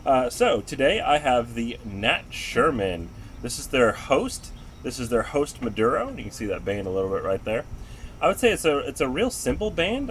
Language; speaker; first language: English; native; English